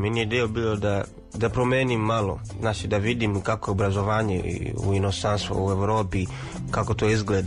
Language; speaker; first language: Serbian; non-native, learner; Swahili